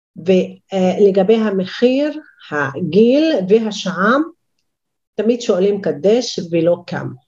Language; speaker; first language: Hebrew; non-native, local second language; Arabic